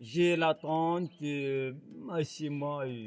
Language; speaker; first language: French; non-native, learner; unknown